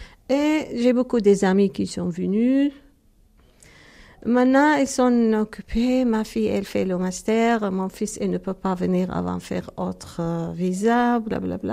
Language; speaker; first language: French; non-native, learner; Arabic